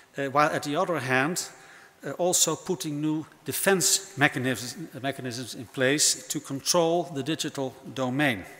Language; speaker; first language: English; non-native, fluent; Dutch